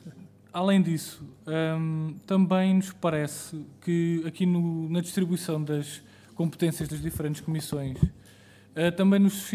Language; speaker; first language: Portuguese; native; Portuguese